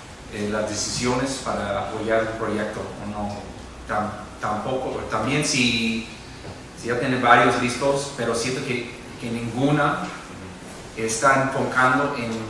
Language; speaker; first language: Spanish; non-native, fluent; English